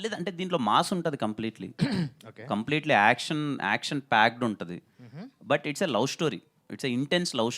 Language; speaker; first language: Telugu; native; Telugu